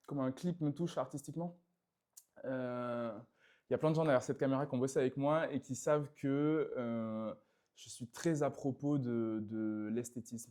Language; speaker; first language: French; native; French